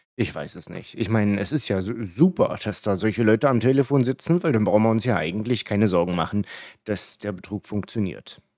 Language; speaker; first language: German; native; German